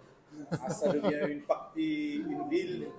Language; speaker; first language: French; non-native, fluent; Vietnamese